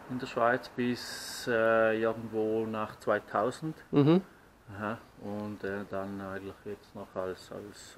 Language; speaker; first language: German; native; German